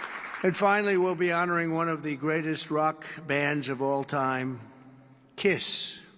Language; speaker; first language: English; native; English